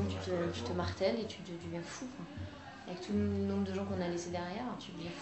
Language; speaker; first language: French; native; French